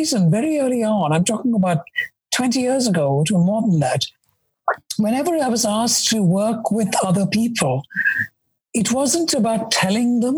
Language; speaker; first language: English; non-native, local second language; Malayalam